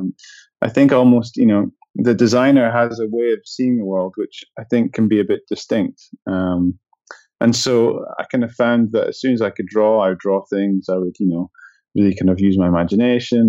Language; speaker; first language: English; native; English